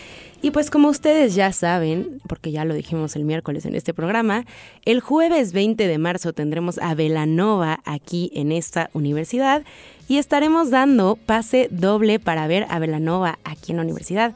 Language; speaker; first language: Spanish; native; Spanish